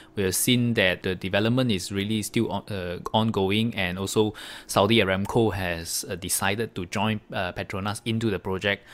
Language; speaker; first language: English; non-native, local second language; Chinese